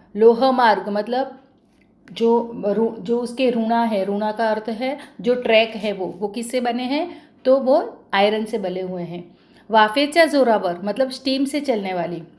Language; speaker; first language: Hindi; non-native, local second language; Marathi